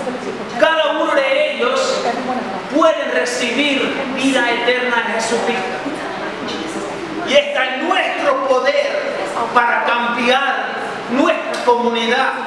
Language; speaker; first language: Spanish; non-native, fluent; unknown